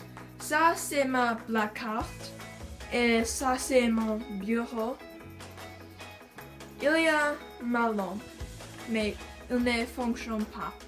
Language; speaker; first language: French; non-native, learner; English